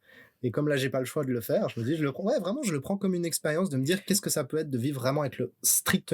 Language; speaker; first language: French; native; French